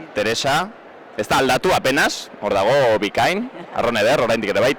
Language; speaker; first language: Basque; native; Basque